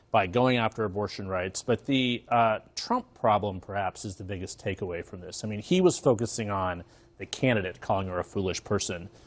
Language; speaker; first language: English; native; English